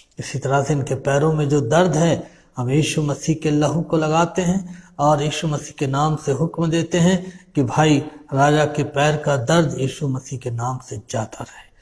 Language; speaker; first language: Hindi; native; Hindi